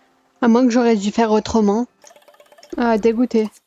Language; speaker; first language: French; native; French